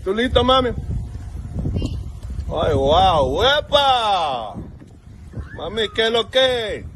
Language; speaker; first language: Spanish; non-native, learner; English